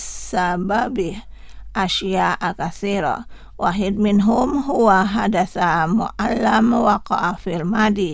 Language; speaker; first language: Arabic; non-native, fluent; Indonesian